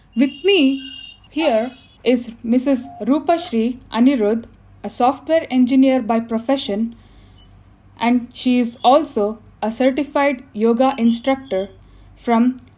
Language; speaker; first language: English; non-native, local second language; Kannada